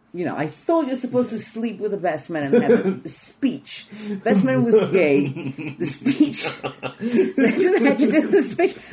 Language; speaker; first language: English; non-native, fluent; Hebrew